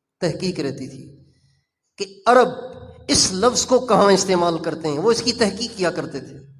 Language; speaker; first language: Urdu; non-native, local second language; Sindhi